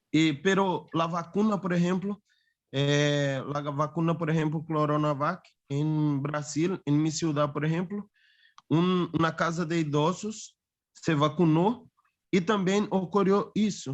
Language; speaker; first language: Spanish; non-native, fluent; Portuguese